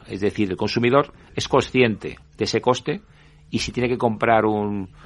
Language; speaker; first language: Spanish; native; Spanish